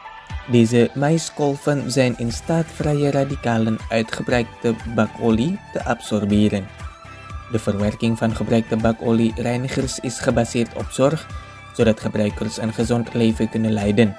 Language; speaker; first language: Dutch; non-native, fluent; Indonesian